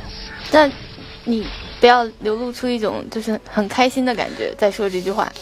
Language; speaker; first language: Chinese; native; Chinese